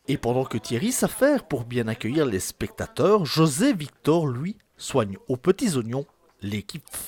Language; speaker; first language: French; native; French